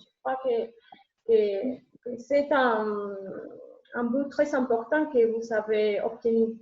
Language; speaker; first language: French; non-native, learner; Spanish